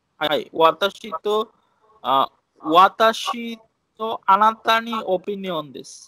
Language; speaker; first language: Japanese; non-native, learner; Bangla